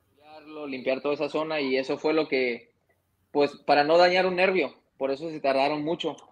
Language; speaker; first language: Spanish; early bilingual, heritage; Spanish